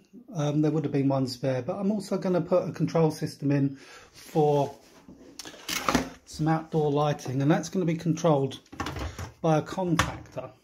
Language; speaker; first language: English; native; English